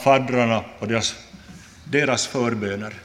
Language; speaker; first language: Swedish; non-native, local second language; Finnish